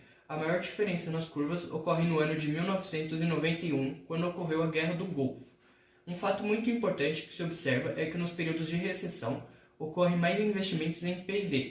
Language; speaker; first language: Portuguese; native; Portuguese